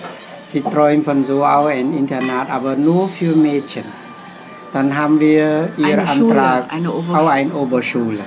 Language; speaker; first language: German; non-native, fluent; Khmer